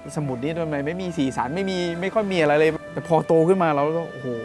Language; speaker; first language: Thai; non-native, local second language; Akha